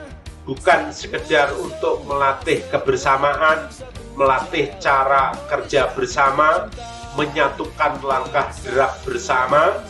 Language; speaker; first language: Indonesian; native; Indonesian